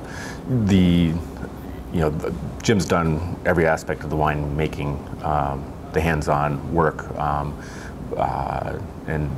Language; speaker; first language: English; native; English